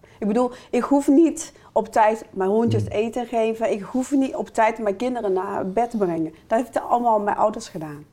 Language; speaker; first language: Dutch; non-native, fluent; Chinese